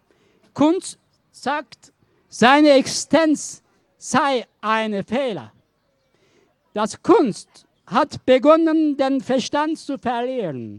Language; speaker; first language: German; non-native, learner; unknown